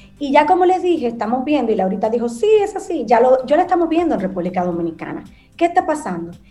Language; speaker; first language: Spanish; native; Spanish